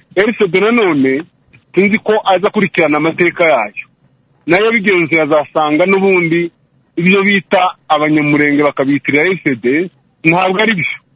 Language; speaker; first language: Kinyarwanda; native; Kinyarwanda